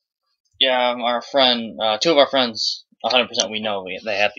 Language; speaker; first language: English; native; English